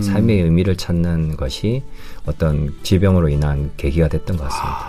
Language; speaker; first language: Korean; native; Korean